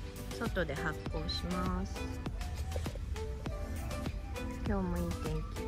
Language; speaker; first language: Japanese; native; Japanese